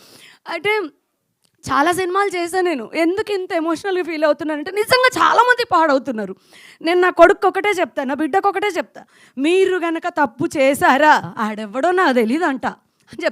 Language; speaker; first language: Telugu; native; Telugu